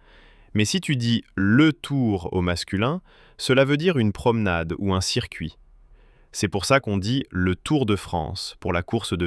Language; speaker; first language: French; native; French